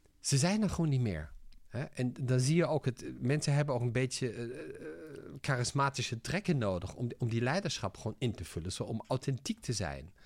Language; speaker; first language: Dutch; non-native, fluent; German